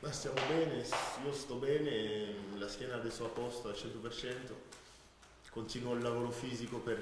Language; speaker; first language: Italian; non-native, fluent; French